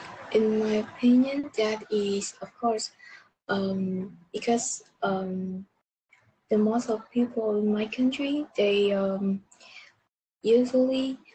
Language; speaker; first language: English; non-native, learner; Vietnamese